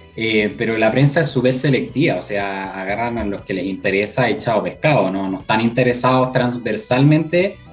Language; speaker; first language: Spanish; native; Spanish